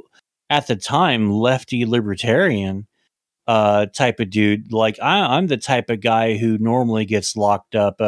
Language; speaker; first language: English; native; English